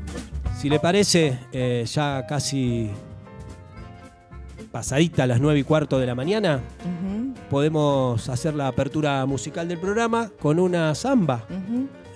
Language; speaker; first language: Spanish; native; Spanish